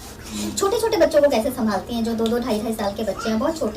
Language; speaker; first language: Hindi; native; Hindi